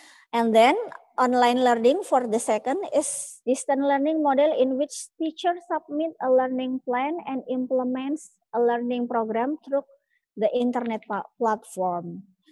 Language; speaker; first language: English; non-native, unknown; Indonesian